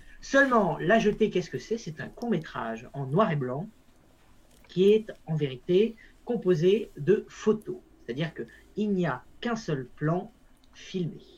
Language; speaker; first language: French; native; French